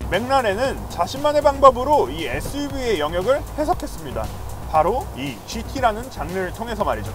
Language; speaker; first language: Korean; native; Korean